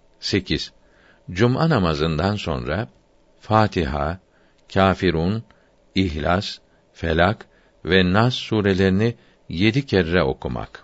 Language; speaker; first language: Turkish; native; Turkish